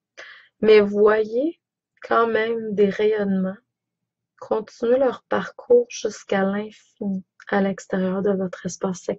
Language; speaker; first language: French; native; French